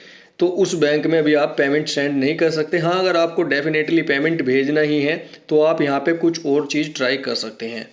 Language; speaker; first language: Hindi; native; Hindi